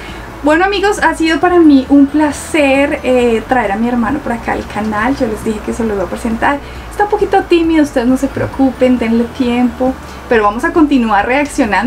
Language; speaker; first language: Spanish; native; Spanish